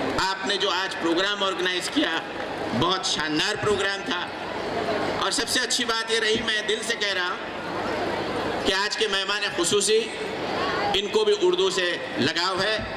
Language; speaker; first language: Urdu; native; Urdu